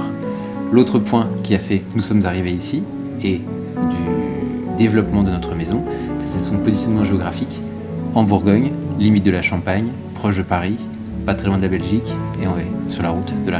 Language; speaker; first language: French; native; French